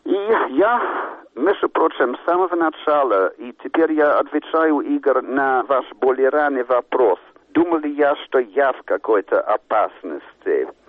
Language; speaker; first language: Russian; non-native, fluent; English